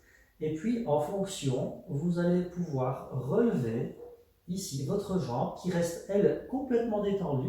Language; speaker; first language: French; native; French